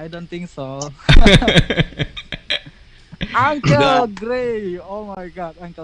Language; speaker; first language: English; non-native, learner; Indonesian